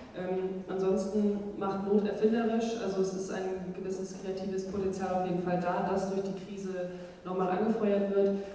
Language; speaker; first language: German; native; German